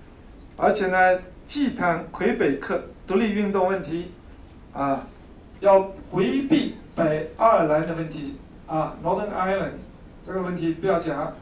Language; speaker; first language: Chinese; native; Chinese